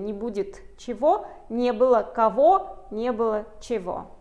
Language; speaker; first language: Russian; non-native, local second language; Kazakh